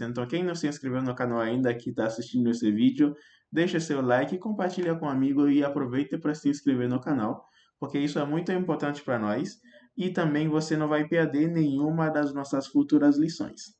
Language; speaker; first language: Portuguese; non-native, fluent; French